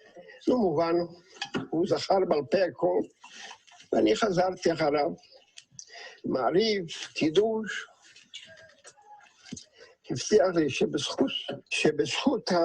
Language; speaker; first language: Hebrew; non-native, fluent; Yiddish